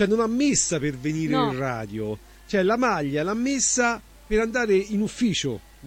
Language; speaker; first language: Italian; native; Italian